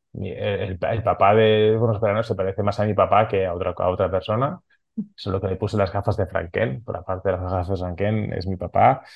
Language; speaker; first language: Spanish; non-native, local second language; Catalan